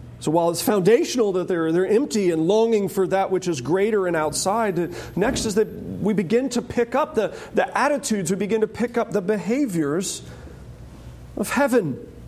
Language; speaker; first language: English; native; English